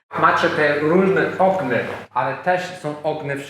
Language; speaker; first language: Polish; non-native, learner; English